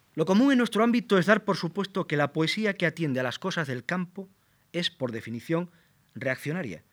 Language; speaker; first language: Spanish; native; Spanish